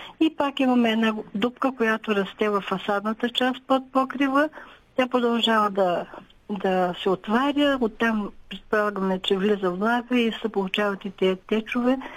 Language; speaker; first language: Bulgarian; native; Bulgarian